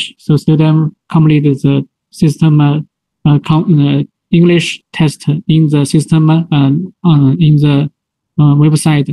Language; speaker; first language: English; non-native, learner; Chinese